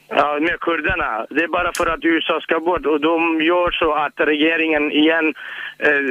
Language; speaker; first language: Swedish; non-native, fluent; Arabic